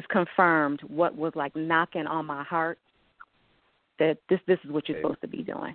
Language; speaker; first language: English; native; English